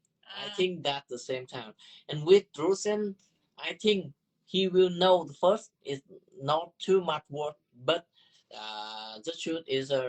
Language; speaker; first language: English; non-native, learner; Vietnamese